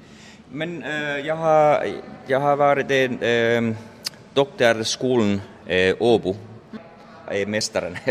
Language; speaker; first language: Swedish; non-native, learner; Finnish